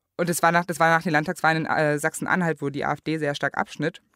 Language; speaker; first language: German; native; German